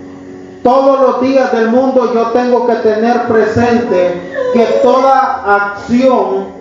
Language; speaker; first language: Spanish; native; Spanish